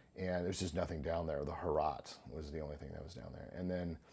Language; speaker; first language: English; native; English